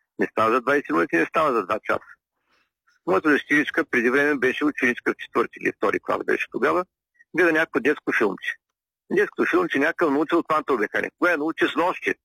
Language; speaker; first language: Bulgarian; native; Bulgarian